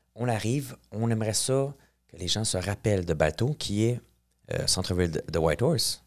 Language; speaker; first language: French; native; French